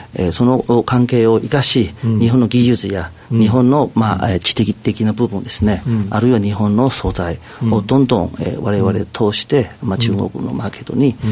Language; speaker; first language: Japanese; non-native, fluent; Chinese